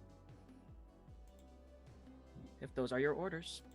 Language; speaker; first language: English; native; English